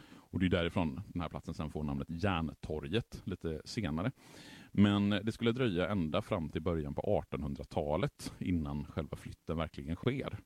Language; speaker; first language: Swedish; native; Swedish